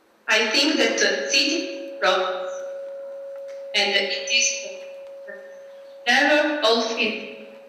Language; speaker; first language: English; non-native, learner; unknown